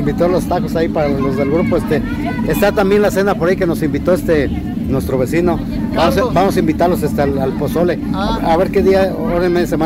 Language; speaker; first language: Spanish; native; Spanish